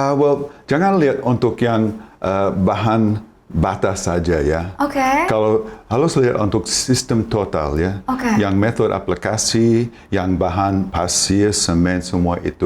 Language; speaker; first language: Indonesian; non-native, fluent; English